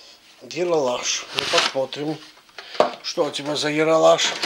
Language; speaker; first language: Russian; native; Russian